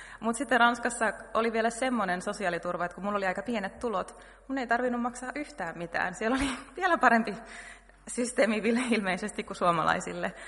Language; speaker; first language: Finnish; native; Finnish